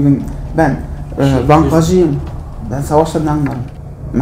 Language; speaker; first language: Turkish; non-native, learner; Arabic